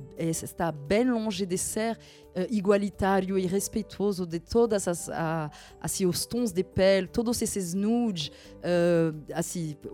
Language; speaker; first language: Portuguese; non-native, fluent; French